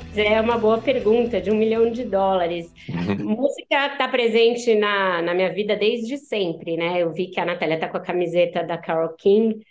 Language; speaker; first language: Portuguese; native; Portuguese